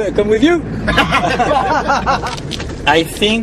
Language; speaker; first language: English; non-native, learner; French